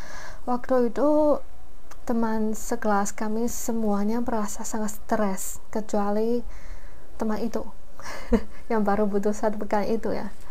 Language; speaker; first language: Indonesian; non-native, fluent; Chinese